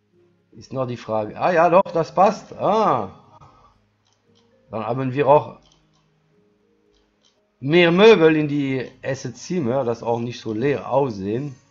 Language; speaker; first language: German; non-native, learner; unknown